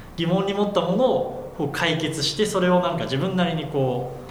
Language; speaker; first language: Japanese; native; Japanese